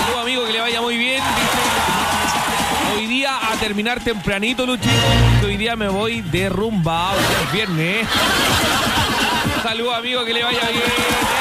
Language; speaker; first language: Spanish; native; Spanish